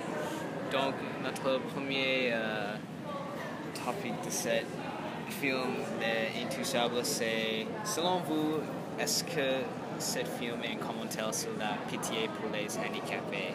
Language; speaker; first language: French; non-native, learner; English